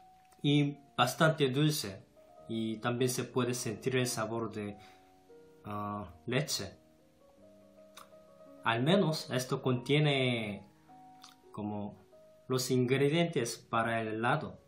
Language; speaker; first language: Spanish; non-native, fluent; Korean